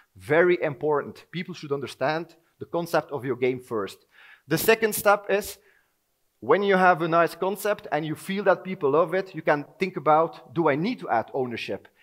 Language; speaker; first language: English; non-native, fluent; Dutch